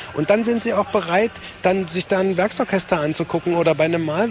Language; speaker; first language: German; native; German